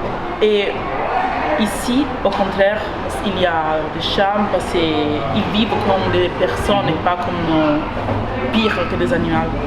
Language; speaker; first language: French; non-native, fluent; Italian